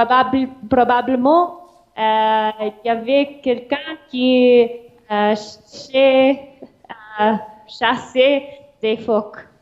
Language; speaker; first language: French; non-native, learner; English